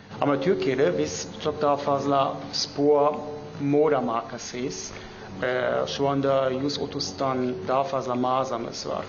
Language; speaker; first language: Turkish; non-native, learner; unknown